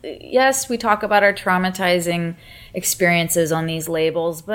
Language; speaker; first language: English; native; English